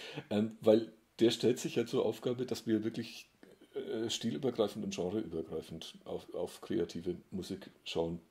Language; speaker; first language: German; native; German